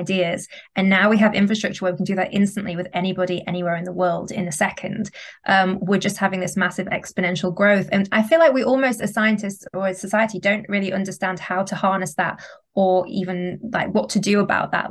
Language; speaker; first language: English; native; English